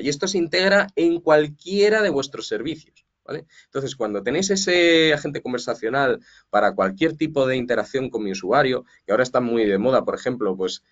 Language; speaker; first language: Spanish; native; Spanish